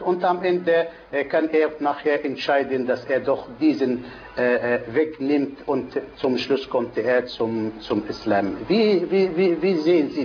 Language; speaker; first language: German; non-native, fluent; Arabic